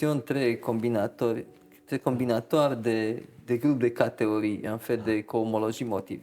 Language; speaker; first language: French; non-native, fluent; Romanian